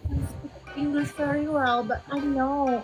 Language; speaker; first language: English; non-native, learner; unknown